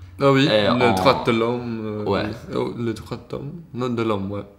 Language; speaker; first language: French; non-native, learner; Swedish